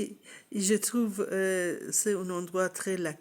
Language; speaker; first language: French; non-native, learner; English